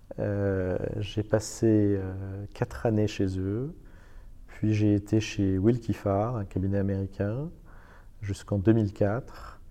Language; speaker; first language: French; non-native, fluent; Persian